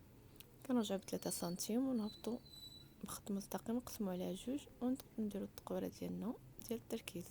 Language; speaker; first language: Arabic; native; Arabic